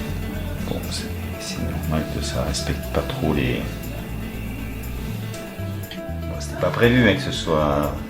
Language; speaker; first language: French; native; French